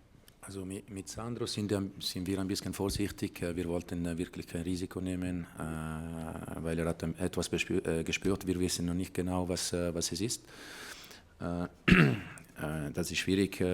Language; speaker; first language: German; non-native, fluent; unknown